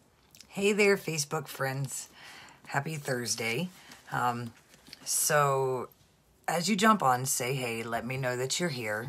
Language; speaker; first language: English; native; English